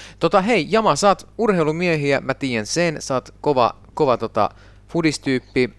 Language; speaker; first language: Finnish; native; Finnish